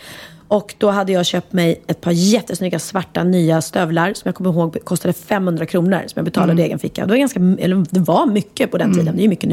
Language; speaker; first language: Swedish; native; Swedish